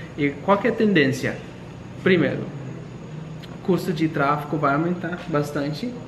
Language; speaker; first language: Portuguese; non-native, fluent; English